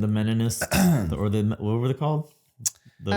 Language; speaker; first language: English; native; English